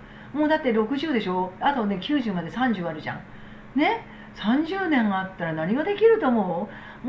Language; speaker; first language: Japanese; native; Japanese